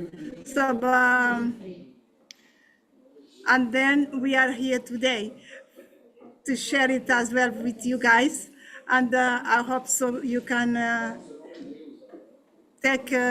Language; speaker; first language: English; non-native, learner; Portuguese